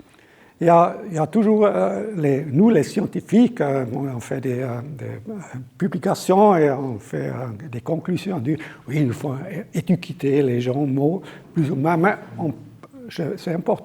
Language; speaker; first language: French; non-native, local second language; German